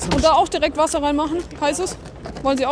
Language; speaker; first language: German; native; German